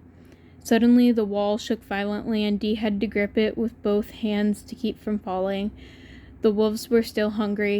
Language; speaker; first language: English; native; English